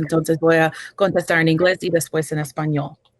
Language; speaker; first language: Spanish; non-native, fluent; English